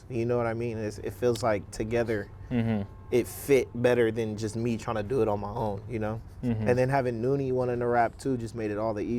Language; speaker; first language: English; native; English